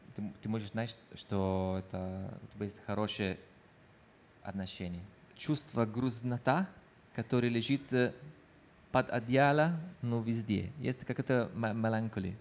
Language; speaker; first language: Russian; non-native, fluent; Italian